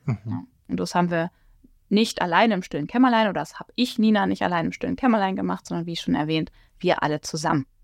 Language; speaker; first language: German; native; German